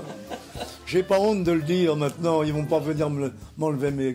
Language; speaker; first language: French; native; French